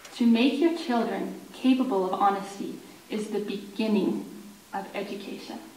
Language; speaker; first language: English; native; English